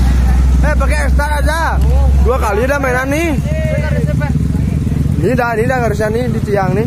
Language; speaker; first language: Indonesian; native; Indonesian